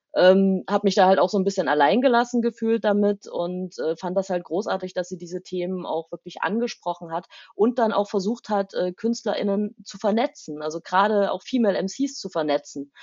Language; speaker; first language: German; native; German